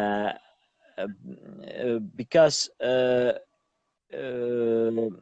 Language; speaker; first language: English; non-native, learner; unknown